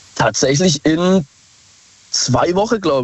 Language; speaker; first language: German; native; German